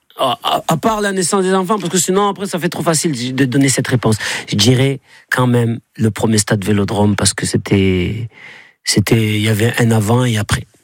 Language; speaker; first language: French; native; French